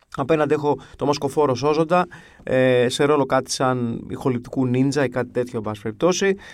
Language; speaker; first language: Greek; early bilingual, other home language; English